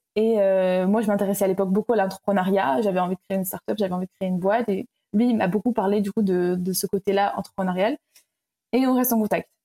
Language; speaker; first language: French; early bilingual, other home language; Romanian